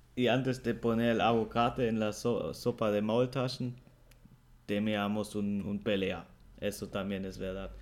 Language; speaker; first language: Spanish; non-native, fluent; German